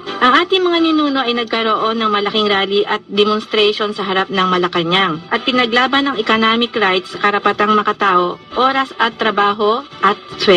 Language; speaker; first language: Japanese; non-native, fluent; Filipino